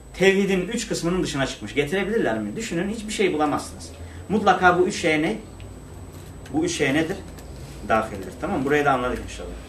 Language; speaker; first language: Turkish; non-native, local second language; Kurdish